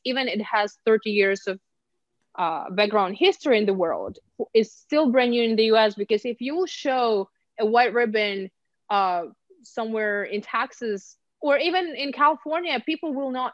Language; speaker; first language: English; non-native, fluent; Ukrainian